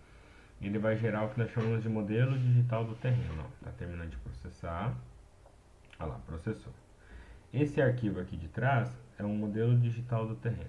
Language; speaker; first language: Portuguese; native; Portuguese